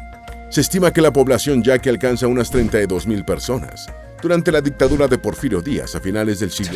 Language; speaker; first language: Spanish; native; Spanish